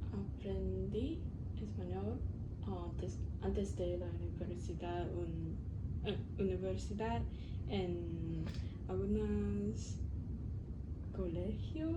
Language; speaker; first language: Spanish; non-native, learner; Cantonese